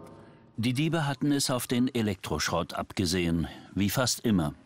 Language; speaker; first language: German; native; German